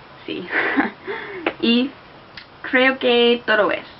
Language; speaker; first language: Spanish; non-native, learner; English